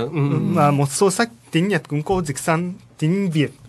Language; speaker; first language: Vietnamese; non-native, learner; Japanese